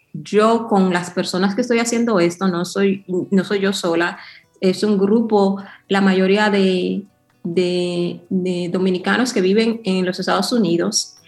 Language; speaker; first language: Spanish; early bilingual, heritage; Spanish